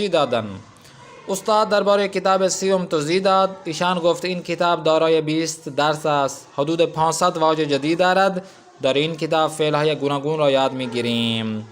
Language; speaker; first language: Persian; non-native, fluent; Urdu